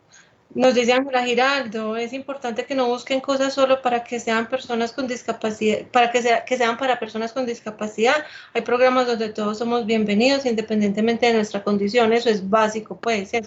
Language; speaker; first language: Spanish; native; Spanish